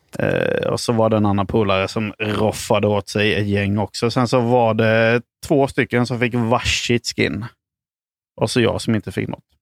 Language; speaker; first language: Swedish; native; Swedish